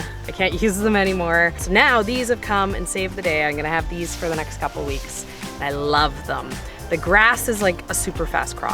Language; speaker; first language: English; native; English